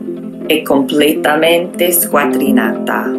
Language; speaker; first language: Italian; non-native, fluent; English